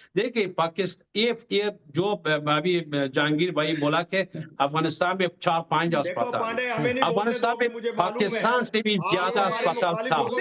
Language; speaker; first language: Hindi; non-native, fluent; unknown